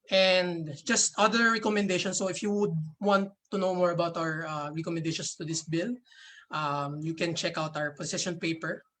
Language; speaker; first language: English; non-native, local second language; Filipino